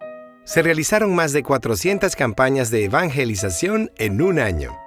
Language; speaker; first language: Spanish; native; Spanish